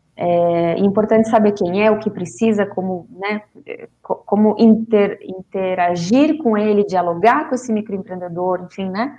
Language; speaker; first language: Portuguese; non-native, fluent; Spanish